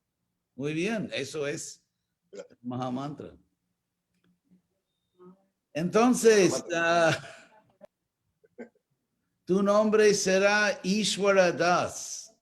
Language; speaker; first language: Spanish; non-native, fluent; English